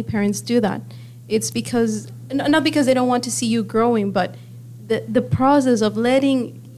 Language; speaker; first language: English; non-native, fluent; Spanish